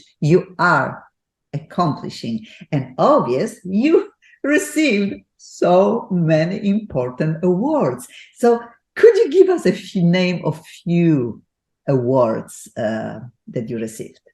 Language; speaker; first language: English; non-native, learner; Romany